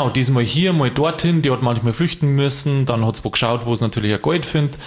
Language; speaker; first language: German; native; German